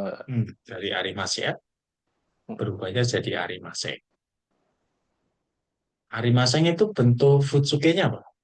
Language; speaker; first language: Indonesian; native; Indonesian